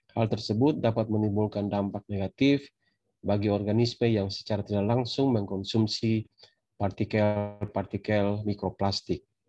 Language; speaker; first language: Indonesian; native; Indonesian